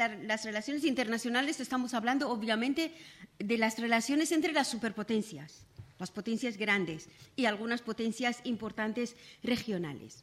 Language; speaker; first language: Spanish; non-native, fluent; Persian